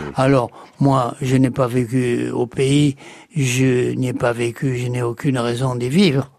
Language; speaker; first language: French; native; French